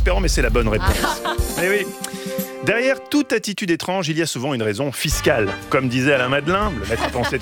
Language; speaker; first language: French; native; French